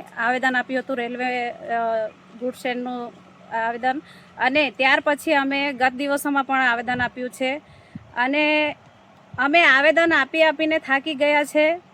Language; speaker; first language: Gujarati; non-native, local second language; Gamit